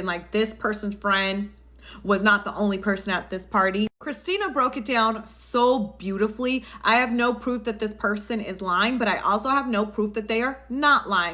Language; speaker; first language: English; native; English